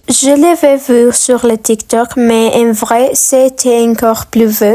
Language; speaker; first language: French; non-native, learner; Spanish